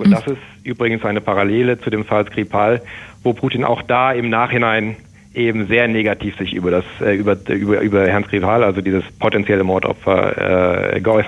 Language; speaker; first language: German; native; German